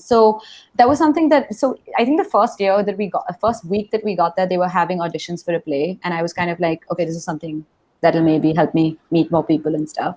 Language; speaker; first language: English; non-native, local second language; Hindi